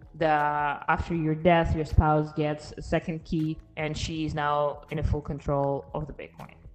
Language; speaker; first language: English; non-native, fluent; Russian